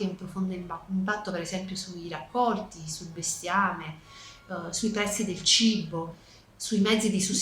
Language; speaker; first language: Italian; native; Italian